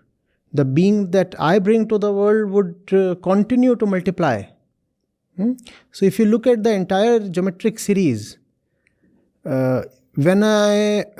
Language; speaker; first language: English; non-native, local second language; Hindi